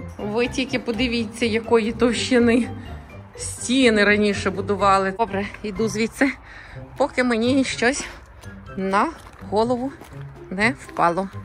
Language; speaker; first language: Ukrainian; native; Ukrainian